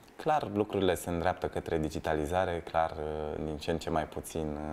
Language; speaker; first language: Romanian; native; Romanian